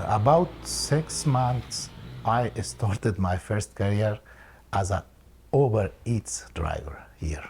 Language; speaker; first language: English; non-native, learner; Persian